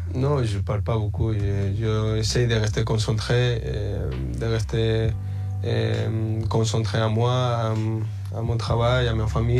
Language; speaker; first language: French; early bilingual, other home language; Spanish